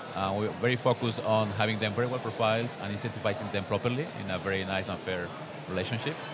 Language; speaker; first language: English; non-native, fluent; Spanish